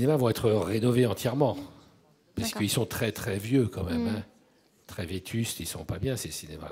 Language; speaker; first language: French; native; French